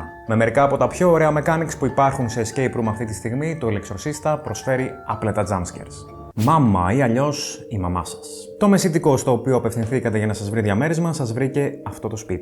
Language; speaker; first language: Greek; native; Greek